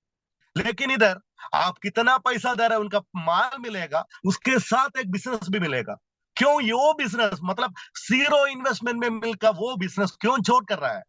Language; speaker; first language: Hindi; non-native, local second language; Malayalam